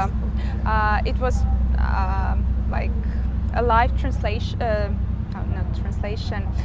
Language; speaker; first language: English; non-native, fluent; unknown